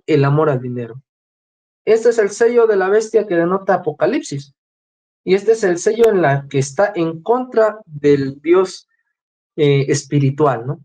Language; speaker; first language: Spanish; native; Spanish